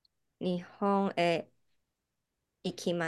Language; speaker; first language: Japanese; non-native, learner; Chinese